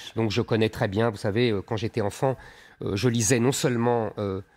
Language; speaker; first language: French; native; French